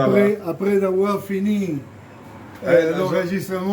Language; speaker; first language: French; non-native, fluent; Spanish